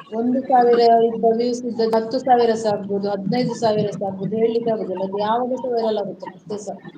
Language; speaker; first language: Kannada; non-native, local second language; Konkani